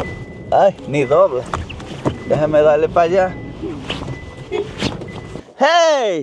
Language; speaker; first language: Spanish; native; Spanish